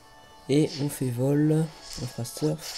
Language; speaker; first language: French; native; French